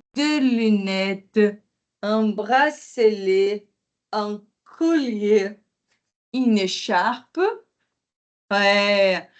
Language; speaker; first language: French; non-native, fluent; Portuguese